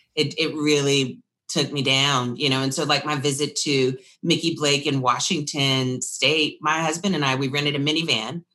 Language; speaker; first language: English; native; English